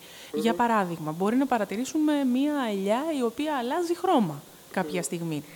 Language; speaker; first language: Greek; native; Greek